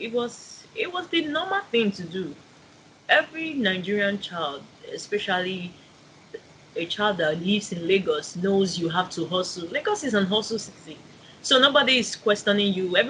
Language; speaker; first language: English; non-native, local second language; Igbo